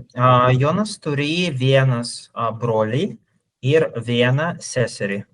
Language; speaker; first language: Lithuanian; non-native, learner; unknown